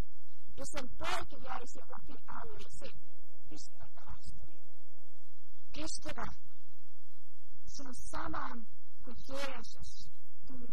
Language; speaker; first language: Finnish; early bilingual, heritage; Finnish